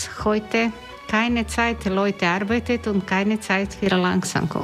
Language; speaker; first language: German; non-native, learner; Croatian